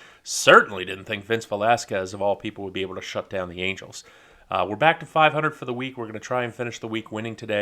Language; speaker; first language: English; native; English